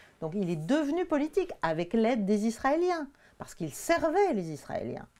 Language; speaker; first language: French; native; French